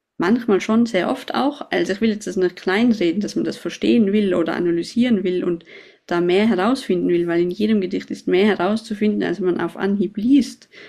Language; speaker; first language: German; native; German